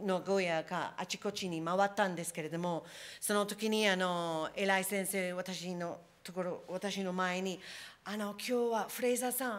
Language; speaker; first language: Japanese; non-native, fluent; English